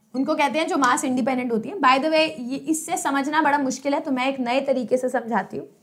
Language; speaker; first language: Hindi; native; Hindi